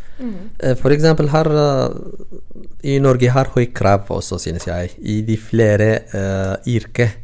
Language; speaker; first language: Norwegian; non-native, learner; Tigrinya